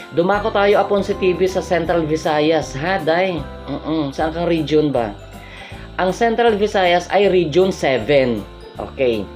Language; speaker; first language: Filipino; non-native, local second language; Hiligaynon